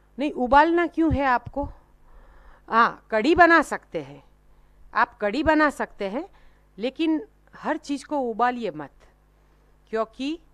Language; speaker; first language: Hindi; non-native, local second language; Gujarati